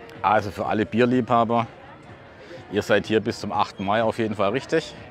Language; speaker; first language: German; native; German